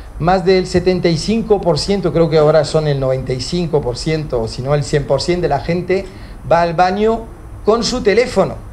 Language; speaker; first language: Spanish; early bilingual, heritage; Spanish